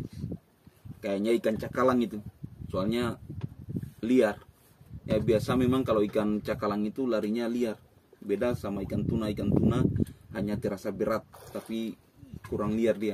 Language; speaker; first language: Indonesian; native; Indonesian